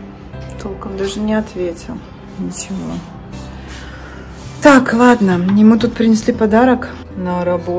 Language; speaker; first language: Russian; native; Russian